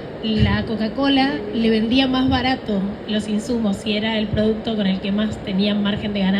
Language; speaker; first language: Spanish; native; Spanish